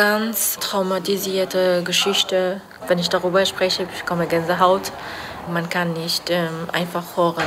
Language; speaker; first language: German; non-native, learner; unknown